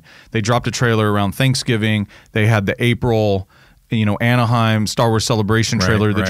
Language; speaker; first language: English; native; English